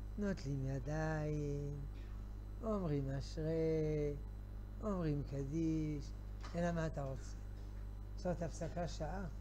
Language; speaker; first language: Hebrew; non-native, fluent; French